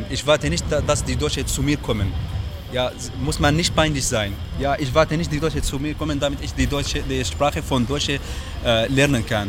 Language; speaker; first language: German; non-native, learner; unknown